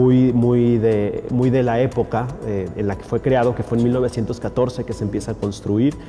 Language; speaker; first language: Spanish; native; Spanish